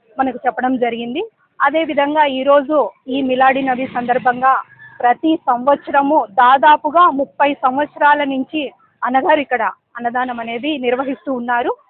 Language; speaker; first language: Telugu; native; Telugu